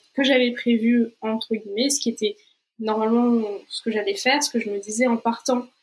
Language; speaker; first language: French; non-native, fluent; Portuguese